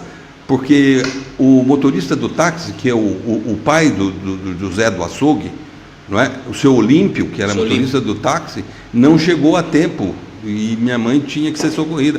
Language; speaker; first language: Portuguese; native; Portuguese